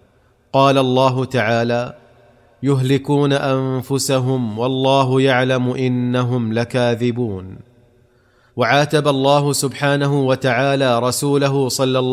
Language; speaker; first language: Arabic; native; Arabic